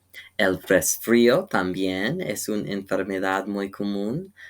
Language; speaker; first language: Spanish; non-native, learner; English